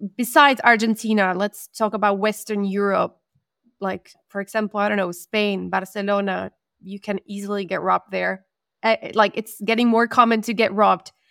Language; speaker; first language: English; non-native, fluent; Spanish